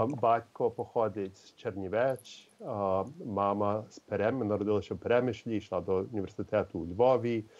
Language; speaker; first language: Ukrainian; early bilingual, heritage; Ukrainian